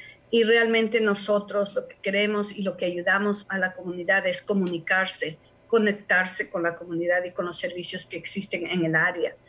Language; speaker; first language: Spanish; native; Spanish